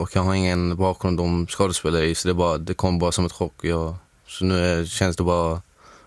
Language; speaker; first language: Swedish; non-native, fluent; Arabic